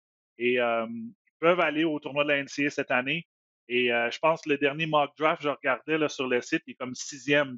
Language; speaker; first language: French; native; French